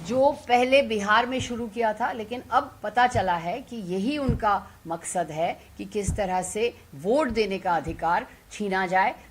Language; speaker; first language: Hindi; non-native, local second language; Bangla